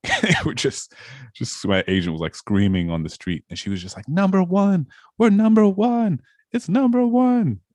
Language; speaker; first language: English; native; English